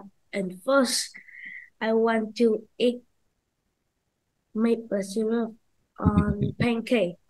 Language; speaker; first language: English; non-native, learner; Vietnamese